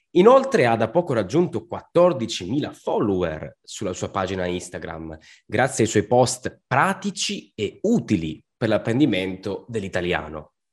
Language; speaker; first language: Italian; native; Italian